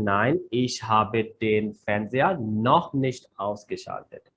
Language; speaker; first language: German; non-native, fluent; Urdu